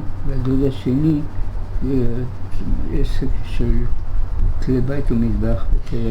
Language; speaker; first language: Hebrew; early bilingual, other home language; German